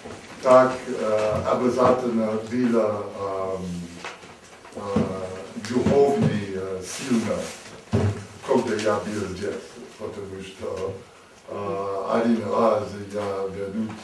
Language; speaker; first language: Russian; non-native, learner; English